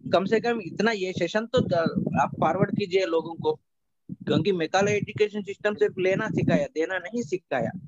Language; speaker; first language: Hindi; non-native, local second language; Kannada